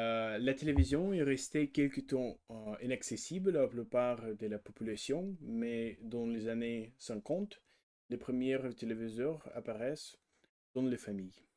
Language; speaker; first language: French; non-native, learner; Russian